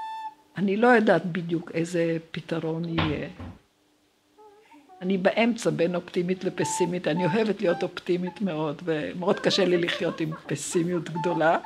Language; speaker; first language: Hebrew; early bilingual, other home language; Romanian